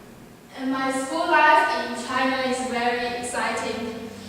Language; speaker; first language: English; non-native, learner; Chinese